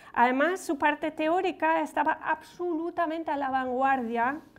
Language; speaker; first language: Spanish; non-native, fluent; German